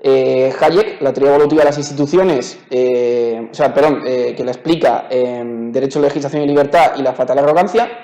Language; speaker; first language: Spanish; native; Spanish